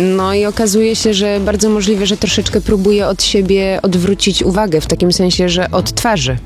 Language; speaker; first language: Polish; early bilingual, heritage; Polish